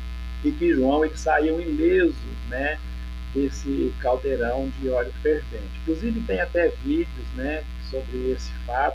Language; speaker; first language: Portuguese; native; Portuguese